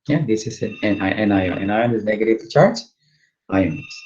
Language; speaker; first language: English; non-native, local second language; Malay